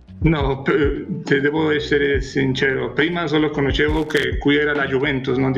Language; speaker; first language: Italian; non-native, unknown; Spanish